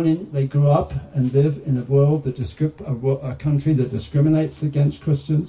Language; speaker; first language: English; native; English